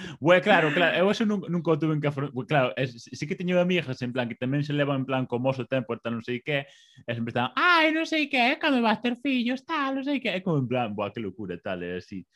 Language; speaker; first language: Galician; non-native, local second language; Spanish